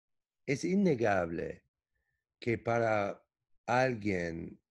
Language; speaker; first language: Spanish; non-native, fluent; English